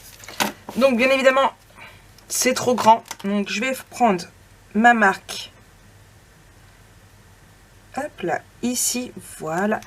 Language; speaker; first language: French; native; French